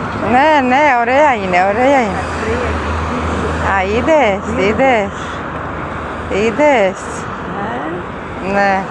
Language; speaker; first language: Greek; non-native, learner; Armenian